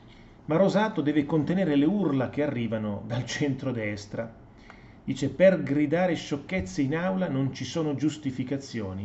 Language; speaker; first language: Italian; native; Italian